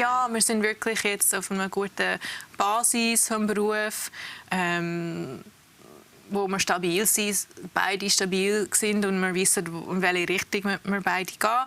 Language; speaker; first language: German; early bilingual, heritage; English